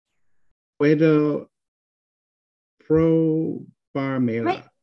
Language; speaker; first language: Spanish; non-native, learner; English